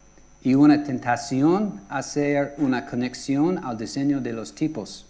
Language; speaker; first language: Spanish; non-native, fluent; English